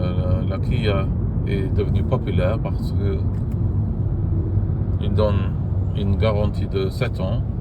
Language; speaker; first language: French; non-native, fluent; Arabic